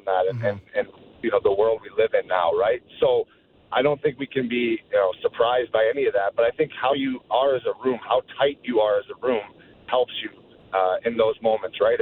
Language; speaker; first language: English; native; English